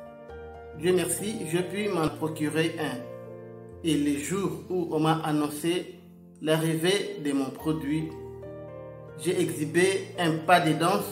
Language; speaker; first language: French; non-native, local second language; Lingala